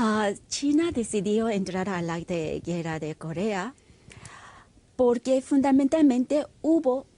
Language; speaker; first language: Spanish; non-native, fluent; Korean